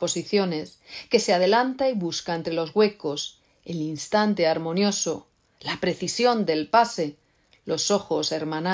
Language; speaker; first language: Spanish; native; Spanish